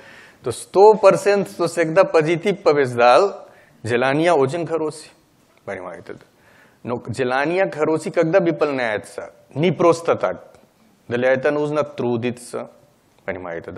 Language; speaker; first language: Russian; non-native, learner; Hindi